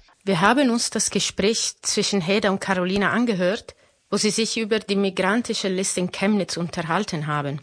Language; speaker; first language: German; non-native, fluent; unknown